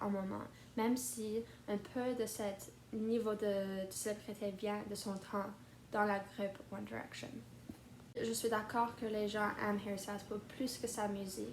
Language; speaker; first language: French; non-native, learner; English